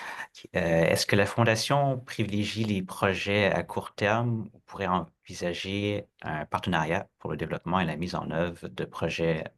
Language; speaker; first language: French; native; French